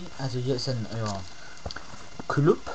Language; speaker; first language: German; native; German